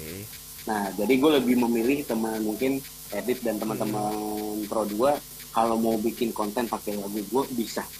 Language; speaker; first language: Indonesian; native; Indonesian